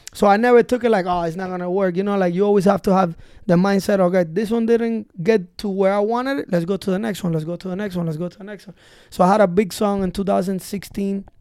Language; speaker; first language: English; early bilingual, other home language; Spanish